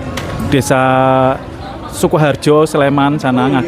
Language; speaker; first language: Indonesian; native; Indonesian